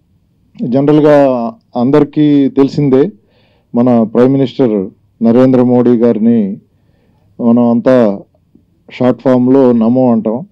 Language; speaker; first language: Telugu; native; Telugu